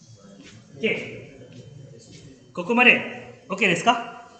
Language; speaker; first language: Japanese; non-native, fluent; Malay